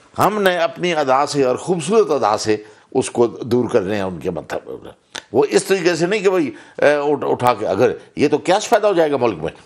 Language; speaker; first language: Urdu; native; Urdu